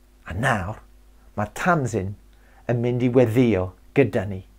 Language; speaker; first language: Welsh; non-native, local second language; English